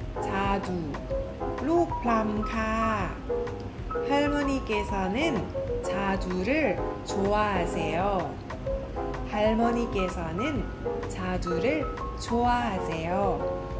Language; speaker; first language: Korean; non-native, fluent; Thai